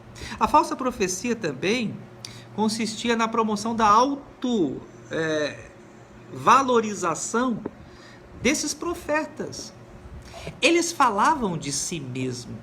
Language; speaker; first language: Portuguese; native; Portuguese